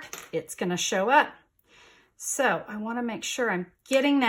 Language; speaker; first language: English; native; English